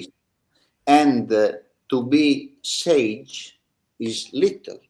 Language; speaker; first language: English; non-native, learner; Italian